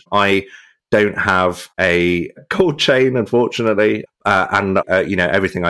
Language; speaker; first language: English; native; English